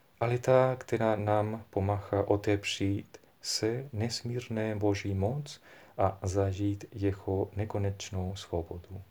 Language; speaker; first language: Czech; non-native, fluent; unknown